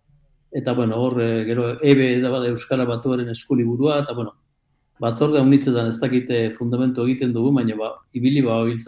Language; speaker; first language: Basque; native; Basque